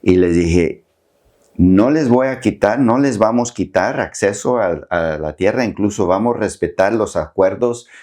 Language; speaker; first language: Spanish; early bilingual, heritage; Spanish